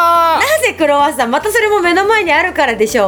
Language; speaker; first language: Japanese; native; Japanese